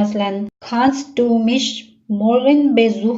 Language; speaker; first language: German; non-native, learner; Urdu